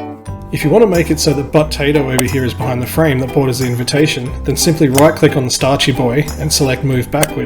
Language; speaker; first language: English; native; English